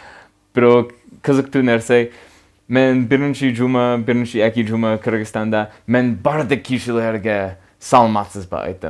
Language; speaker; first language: Kyrgyz; non-native, learner; English